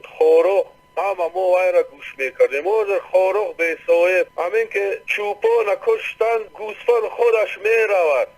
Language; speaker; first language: Tajik; non-native, local second language; Shughni